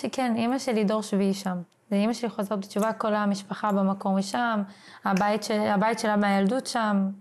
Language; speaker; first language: Hebrew; early bilingual, other home language; English